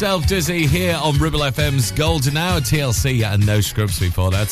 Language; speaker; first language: English; native; English